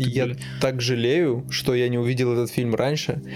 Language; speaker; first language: Russian; native; Russian